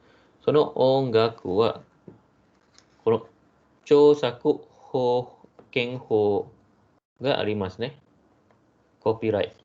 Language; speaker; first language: Japanese; non-native, fluent; Malay